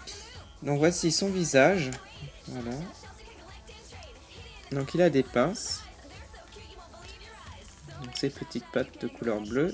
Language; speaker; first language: French; native; French